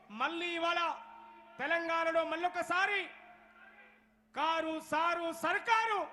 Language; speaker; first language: Telugu; native; Telugu